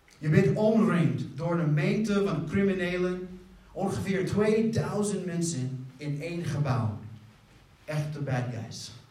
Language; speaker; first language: Dutch; non-native, fluent; English